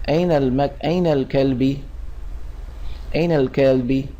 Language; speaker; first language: Arabic; non-native, fluent; English